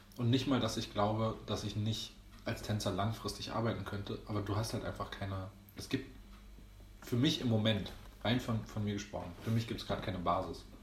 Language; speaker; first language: German; early bilingual, other home language; Greek